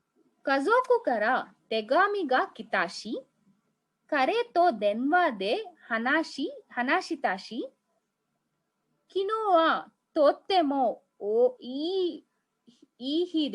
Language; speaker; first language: Japanese; non-native, fluent; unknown